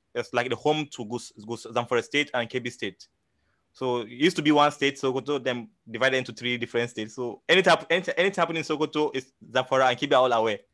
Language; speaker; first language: English; non-native, local second language; Hausa